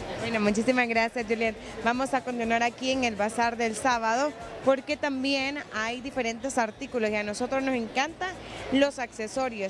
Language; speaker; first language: Spanish; native; Spanish